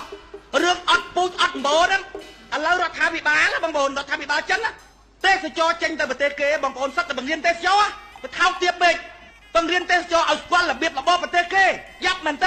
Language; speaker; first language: Khmer; native; Khmer